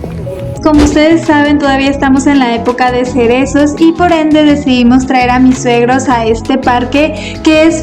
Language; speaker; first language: Spanish; native; Spanish